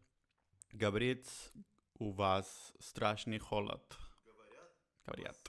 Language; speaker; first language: Russian; non-native, learner; Spanish